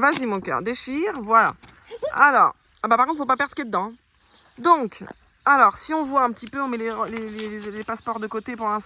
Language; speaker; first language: French; native; French